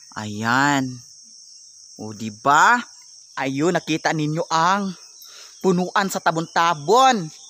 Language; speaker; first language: Filipino; non-native, local second language; Cebuano